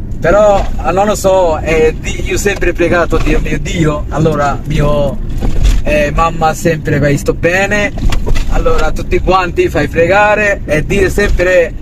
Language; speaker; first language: Italian; non-native, learner; Bangla